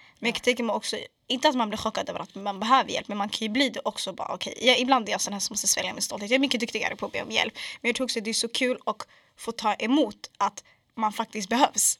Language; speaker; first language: Swedish; early bilingual, other home language; Arabic